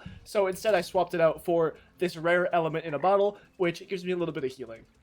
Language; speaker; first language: English; native; English